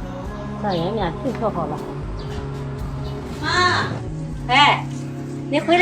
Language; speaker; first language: Chinese; native; Chinese